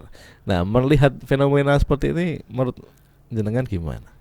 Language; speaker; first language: Indonesian; native; Indonesian